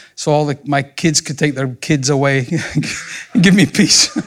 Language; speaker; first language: English; native; English